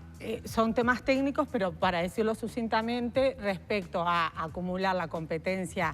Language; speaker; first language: Spanish; native; Spanish